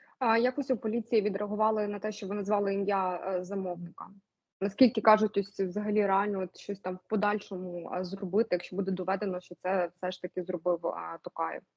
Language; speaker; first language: Ukrainian; native; Ukrainian